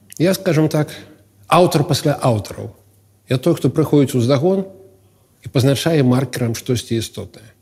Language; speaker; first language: Belarusian; non-native, local second language; Russian